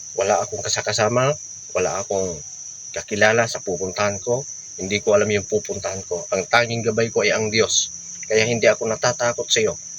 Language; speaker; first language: Filipino; non-native, local second language; Cebuano